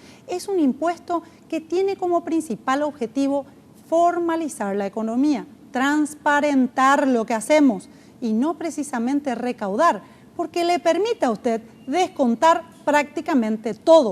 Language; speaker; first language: Spanish; native; Spanish